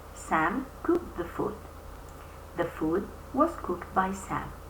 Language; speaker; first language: English; non-native, fluent; Albanian